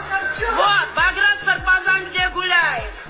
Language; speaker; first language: Russian; non-native, fluent; Armenian